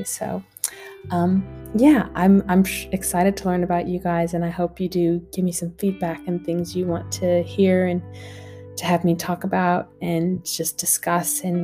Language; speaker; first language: English; native; English